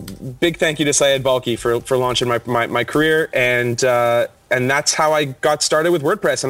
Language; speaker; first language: English; native; English